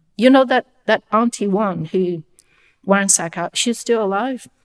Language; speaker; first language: English; non-native, fluent; Chinese